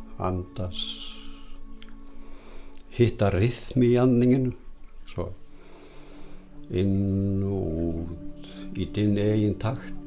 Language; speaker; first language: Swedish; non-native, fluent; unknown